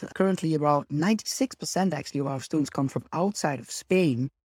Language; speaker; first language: English; non-native, fluent; Dutch